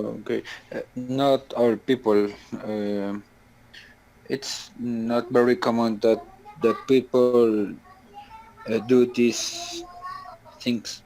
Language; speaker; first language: English; non-native, learner; Spanish